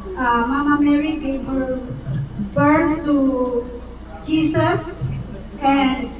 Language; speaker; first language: English; non-native, local second language; Filipino